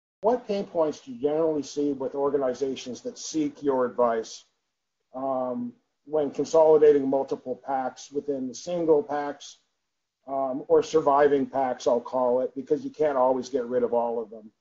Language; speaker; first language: English; native; English